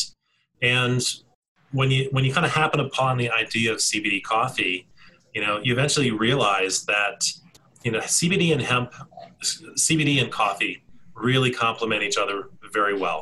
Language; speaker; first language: English; native; English